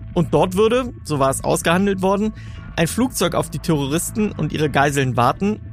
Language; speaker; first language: German; native; German